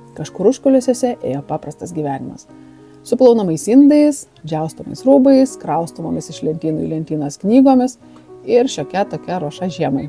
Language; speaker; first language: Lithuanian; native; Lithuanian